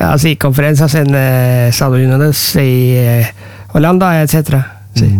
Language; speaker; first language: Spanish; non-native, learner; Norwegian